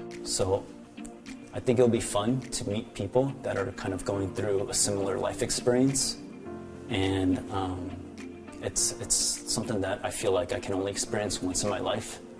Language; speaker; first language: English; early bilingual, other home language; Korean